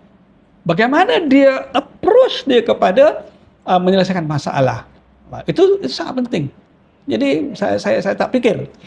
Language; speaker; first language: Malay; native; Malay